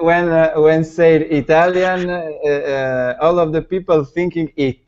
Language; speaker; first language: English; non-native, learner; Italian